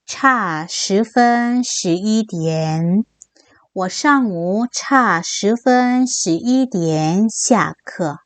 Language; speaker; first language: Chinese; non-native, fluent; Korean